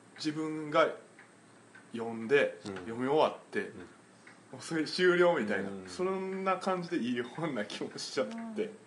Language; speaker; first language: Japanese; native; Japanese